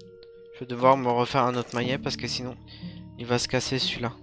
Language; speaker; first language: French; native; French